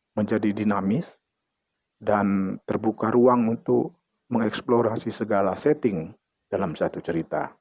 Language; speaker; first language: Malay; non-native, local second language; Achinese